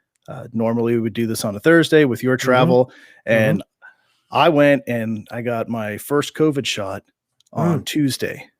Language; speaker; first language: English; native; English